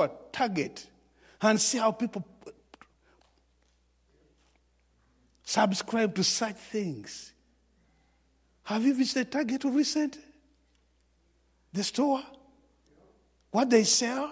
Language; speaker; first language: English; non-native, local second language; Ganda